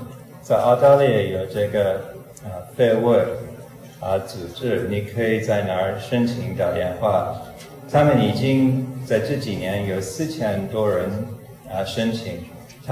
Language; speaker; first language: Chinese; non-native, fluent; English